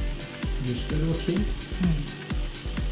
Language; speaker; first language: Turkish; native; Turkish